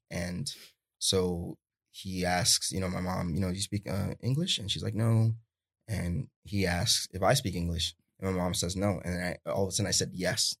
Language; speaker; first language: English; early bilingual, other home language; Spanish